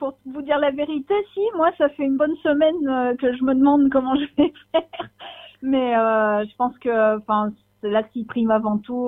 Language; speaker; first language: French; native; French